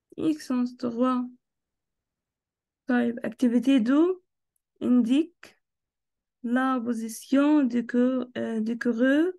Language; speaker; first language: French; non-native, fluent; Arabic